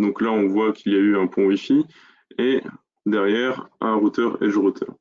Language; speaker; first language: French; native; French